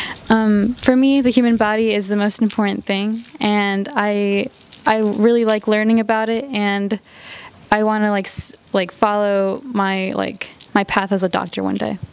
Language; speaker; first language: English; early bilingual, other home language; Spanish